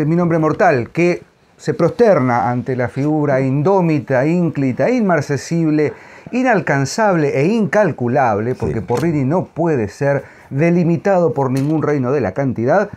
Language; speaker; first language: Spanish; native; Spanish